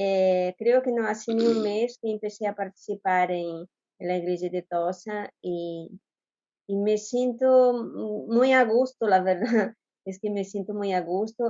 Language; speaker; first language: Spanish; non-native, fluent; Portuguese